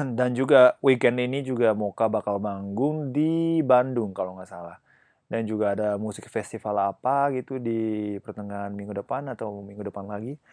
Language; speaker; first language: Indonesian; non-native, fluent; Japanese